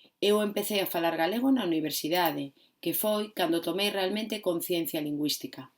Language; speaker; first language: Galician; non-native, local second language; Spanish